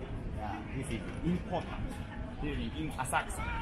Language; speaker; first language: English; non-native, learner; Japanese